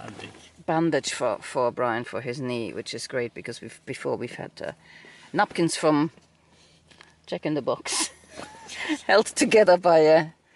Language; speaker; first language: English; native; English